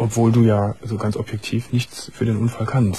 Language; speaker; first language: German; native; German